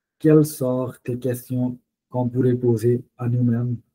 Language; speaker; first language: French; non-native, fluent; Punjabi